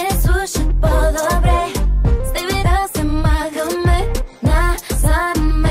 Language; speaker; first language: Bulgarian; non-native, learner; Portuguese